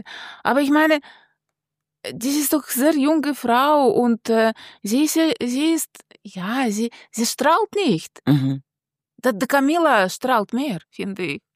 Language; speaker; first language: German; non-native, fluent; Russian